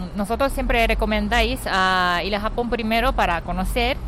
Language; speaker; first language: Spanish; non-native, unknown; Japanese